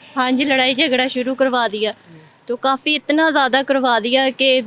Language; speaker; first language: Urdu; non-native, local second language; Punjabi